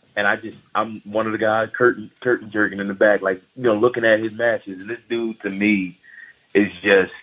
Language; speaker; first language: English; native; English